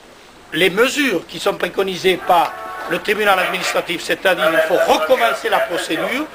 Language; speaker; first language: French; native; French